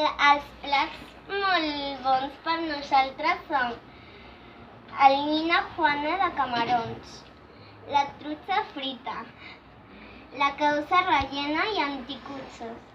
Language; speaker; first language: Catalan; early bilingual, other home language; Spanish